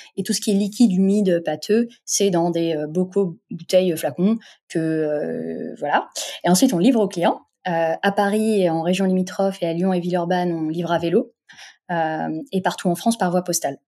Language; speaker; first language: French; non-native, local second language; Arabic